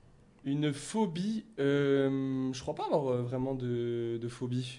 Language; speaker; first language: French; native; French